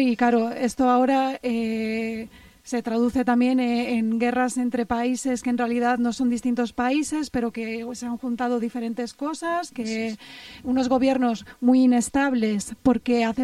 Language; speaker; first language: Spanish; native; Spanish